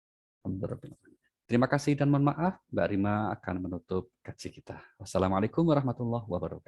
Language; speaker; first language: Indonesian; native; Indonesian